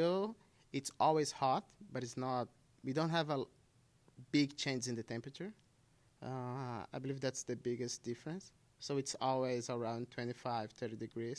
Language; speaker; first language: English; non-native, fluent; Portuguese